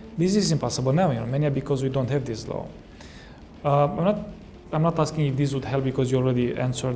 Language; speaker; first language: English; non-native, fluent; Romanian